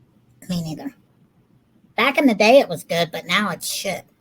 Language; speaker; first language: English; native; English